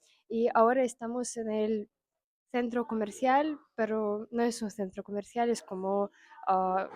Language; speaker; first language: Spanish; non-native, fluent; Russian